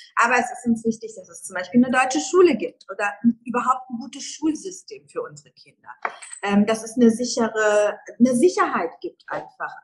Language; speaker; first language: German; early bilingual, other home language; Persian